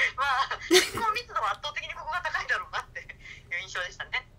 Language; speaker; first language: Japanese; native; Japanese